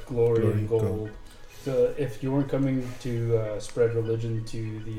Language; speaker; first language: English; native; English